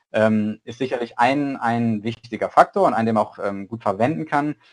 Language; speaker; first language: German; native; German